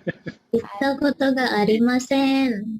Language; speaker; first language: Japanese; non-native, learner; Indonesian